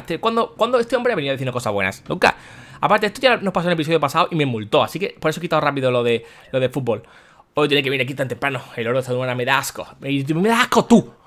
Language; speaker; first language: Spanish; native; Spanish